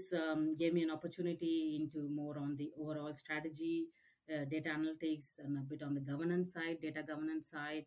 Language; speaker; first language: English; non-native, local second language; Tamil